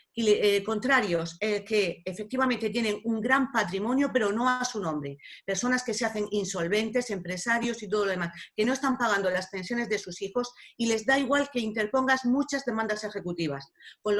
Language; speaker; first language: Spanish; native; Spanish